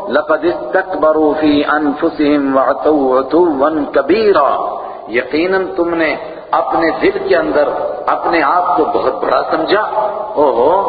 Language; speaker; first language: Urdu; non-native, local second language; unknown